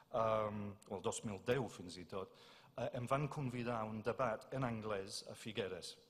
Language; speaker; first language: Catalan; non-native, fluent; English